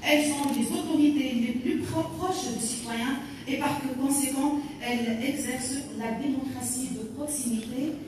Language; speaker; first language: French; non-native, local second language; Arabic